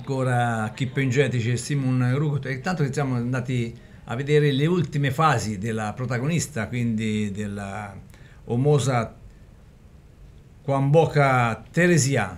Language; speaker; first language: Italian; native; Italian